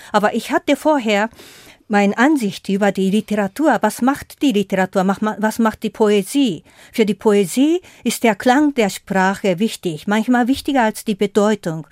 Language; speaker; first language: German; non-native, fluent; Japanese